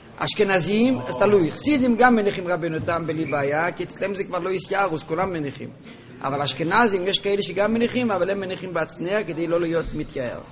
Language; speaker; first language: Hebrew; native; Hebrew